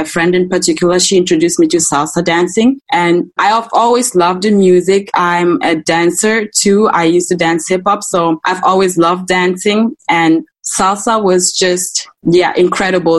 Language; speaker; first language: English; non-native, fluent; German